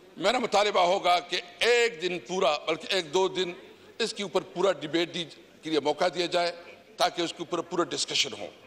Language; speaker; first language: Urdu; non-native, local second language; Pashto